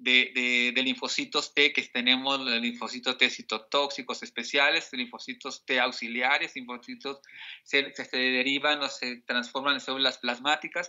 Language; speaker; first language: Spanish; native; Spanish